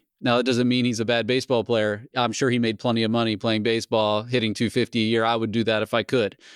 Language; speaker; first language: English; native; English